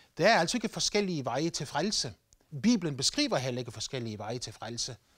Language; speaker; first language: Danish; native; Danish